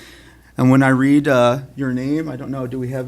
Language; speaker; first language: English; native; English